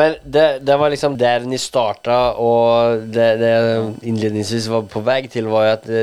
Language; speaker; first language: Swedish; native; Swedish